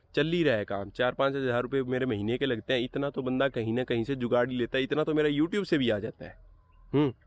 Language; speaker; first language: Hindi; native; Hindi